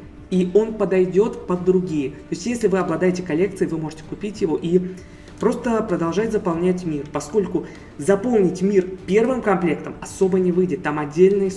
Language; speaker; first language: Russian; native; Russian